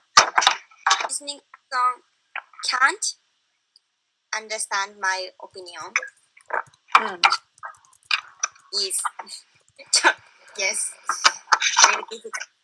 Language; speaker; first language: English; non-native, learner; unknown